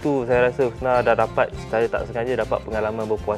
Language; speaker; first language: Malay; native; Malay